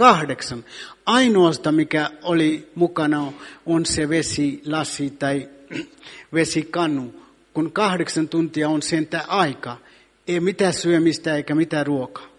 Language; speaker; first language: Finnish; non-native, fluent; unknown